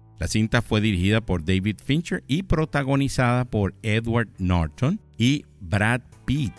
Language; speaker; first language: Spanish; native; Spanish